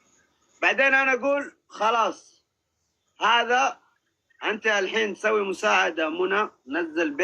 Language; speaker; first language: Arabic; non-native, learner; Oromo